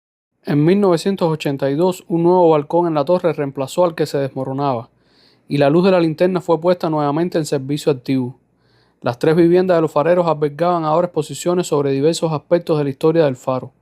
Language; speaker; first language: Spanish; native; Spanish